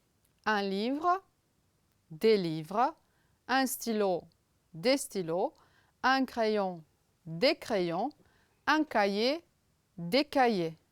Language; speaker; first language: French; non-native, fluent; Romanian